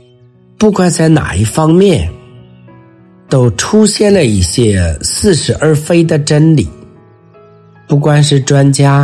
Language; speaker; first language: Chinese; native; Chinese